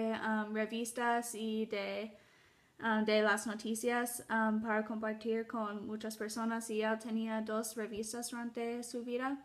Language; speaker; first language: Spanish; non-native, learner; English